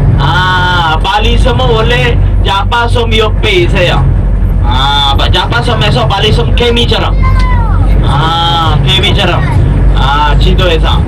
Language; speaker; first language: Korean; non-native, learner; Indonesian